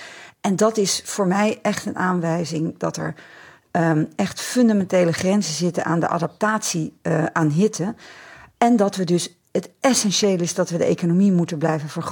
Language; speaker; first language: Dutch; native; Dutch